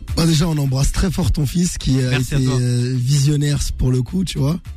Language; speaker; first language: French; native; French